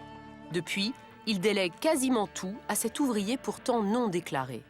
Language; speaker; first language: French; native; French